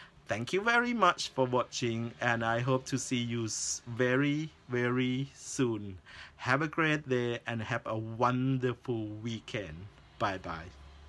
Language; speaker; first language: English; non-native, fluent; Thai